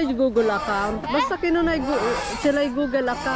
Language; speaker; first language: Italian; non-native, fluent; Filipino